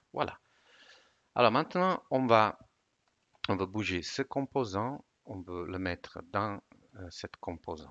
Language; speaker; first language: French; non-native, fluent; Italian